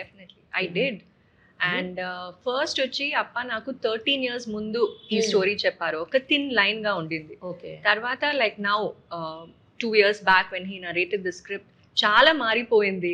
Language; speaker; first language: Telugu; non-native, local second language; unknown